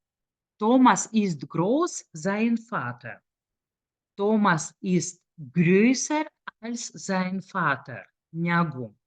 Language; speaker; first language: German; non-native, fluent; Lithuanian